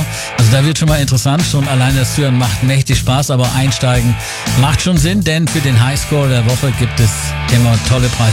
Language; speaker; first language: German; native; German